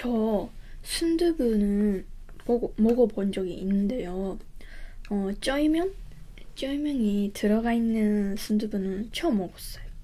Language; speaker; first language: Korean; early bilingual, heritage; Korean